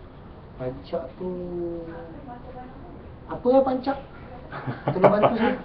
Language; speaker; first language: Malay; native; Malay